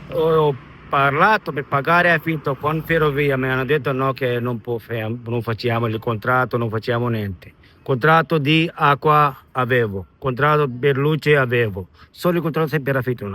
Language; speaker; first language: Italian; non-native, learner; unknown